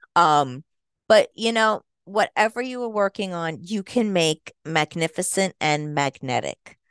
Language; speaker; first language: English; native; English